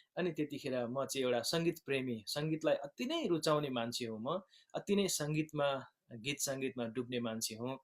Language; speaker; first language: Nepali; native; Nepali